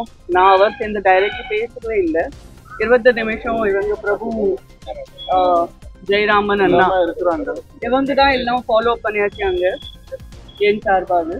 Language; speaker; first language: Tamil; non-native, fluent; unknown